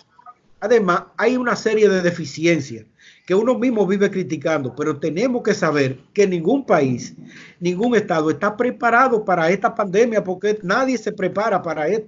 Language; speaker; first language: Spanish; native; Spanish